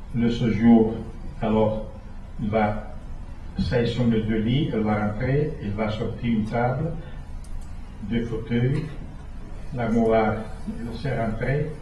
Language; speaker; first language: French; non-native, fluent; Italian